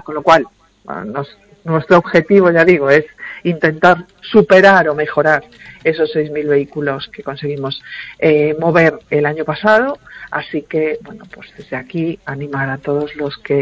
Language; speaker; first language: Spanish; native; Spanish